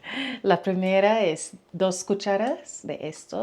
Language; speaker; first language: Spanish; non-native, learner; English